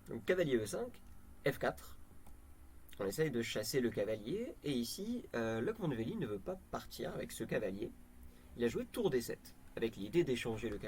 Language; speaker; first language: French; native; French